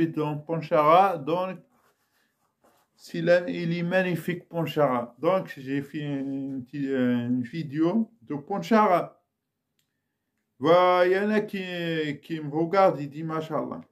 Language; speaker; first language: French; non-native, fluent; Arabic